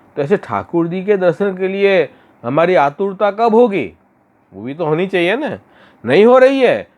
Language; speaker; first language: Hindi; non-native, local second language; Gujarati